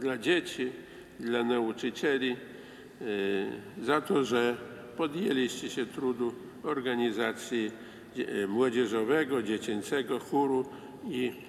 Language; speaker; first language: Polish; non-native, local second language; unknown